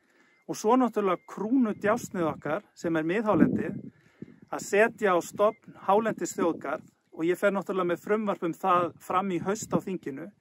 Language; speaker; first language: Icelandic; native; Icelandic